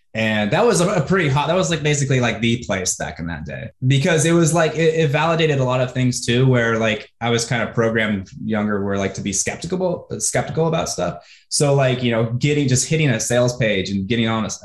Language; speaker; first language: English; native; English